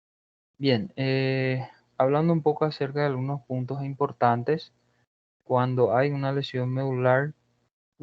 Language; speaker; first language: Spanish; non-native, fluent; Portuguese